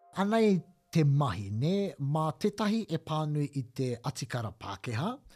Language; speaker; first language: Māori; non-native, local second language; English